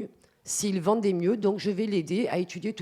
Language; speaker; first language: French; native; French